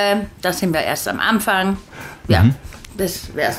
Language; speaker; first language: German; early bilingual, heritage; German